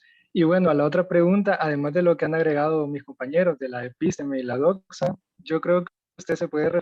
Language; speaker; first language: Spanish; native; Spanish